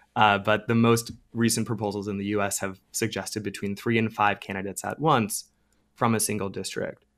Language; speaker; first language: English; native; English